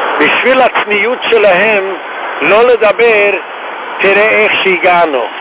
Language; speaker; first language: Hebrew; non-native, fluent; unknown